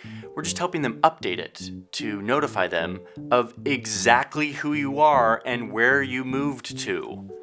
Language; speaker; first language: English; native; English